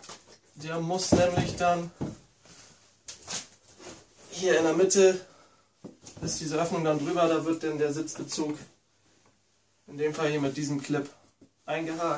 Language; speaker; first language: German; native; German